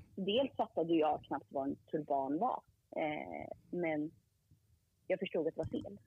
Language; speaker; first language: Swedish; early bilingual, other home language; Korean